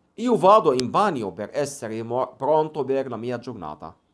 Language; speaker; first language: Italian; non-native, fluent; Arabic